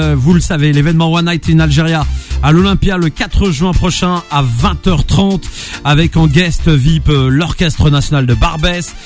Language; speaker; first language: French; native; French